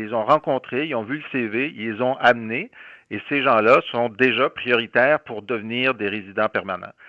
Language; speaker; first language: French; native; French